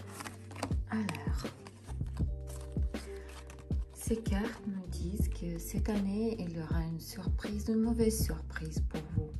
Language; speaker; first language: French; non-native, fluent; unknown